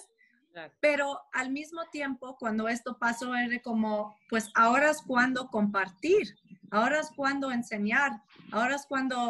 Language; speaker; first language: Spanish; non-native, fluent; English